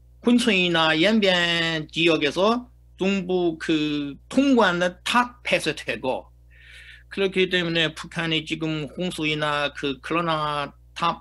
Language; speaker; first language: Korean; non-native, fluent; Chinese